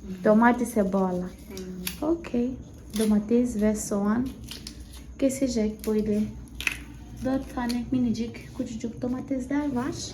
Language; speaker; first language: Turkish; non-native, fluent; Portuguese